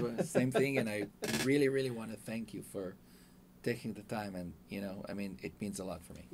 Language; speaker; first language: English; non-native, fluent; Hebrew